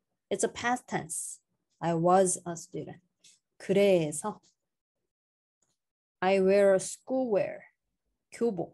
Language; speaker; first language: English; non-native, fluent; Korean